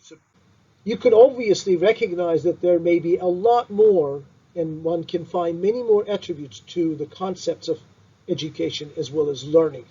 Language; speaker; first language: English; non-native, fluent; Turkish